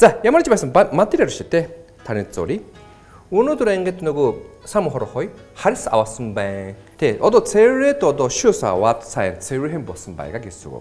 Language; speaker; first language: Mongolian; non-native, fluent; Japanese